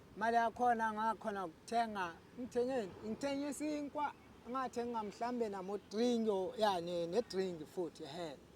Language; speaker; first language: Zulu; non-native, local second language; Southern Sotho